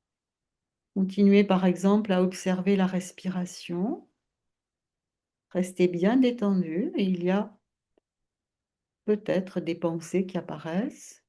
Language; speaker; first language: French; native; French